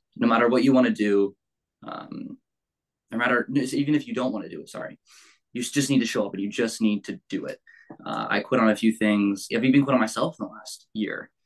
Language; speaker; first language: English; native; English